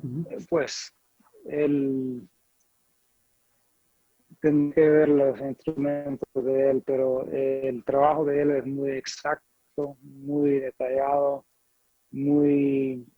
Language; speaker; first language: Spanish; non-native, fluent; English